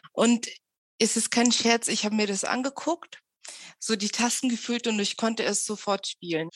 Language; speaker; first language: German; early bilingual, other home language; Russian